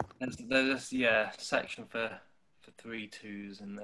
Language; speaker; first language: English; native; English